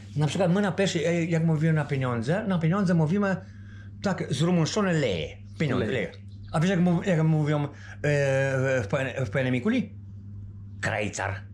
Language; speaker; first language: Polish; early bilingual, heritage; Romanian